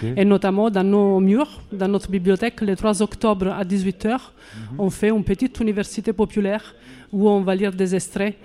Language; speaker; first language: French; non-native, fluent; Italian